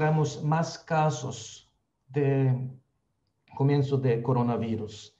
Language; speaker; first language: Spanish; non-native, fluent; Slovenian